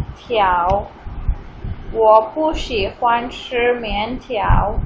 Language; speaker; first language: Chinese; non-native, fluent; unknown